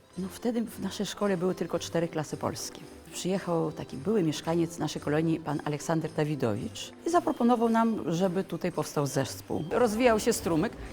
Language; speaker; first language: Polish; native; Polish